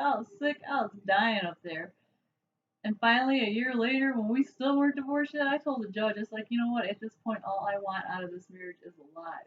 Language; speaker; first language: English; native; English